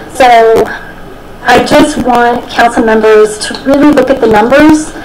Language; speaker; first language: English; native; English